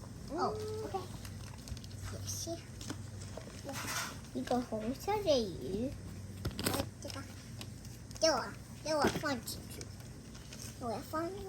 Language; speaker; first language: Chinese; early bilingual, heritage; Chinese